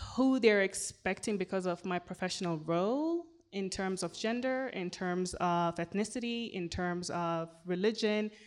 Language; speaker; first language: English; non-native, local second language; Swahili